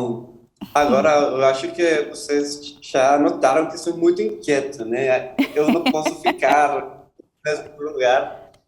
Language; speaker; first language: Portuguese; non-native, fluent; Spanish